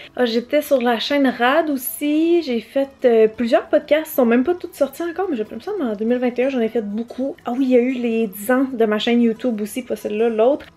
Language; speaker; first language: French; native; French